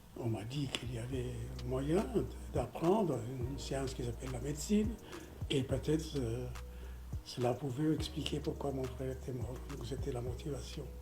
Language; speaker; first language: French; non-native, fluent; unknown